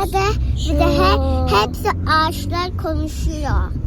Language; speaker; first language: Turkish; early bilingual, heritage; Turkish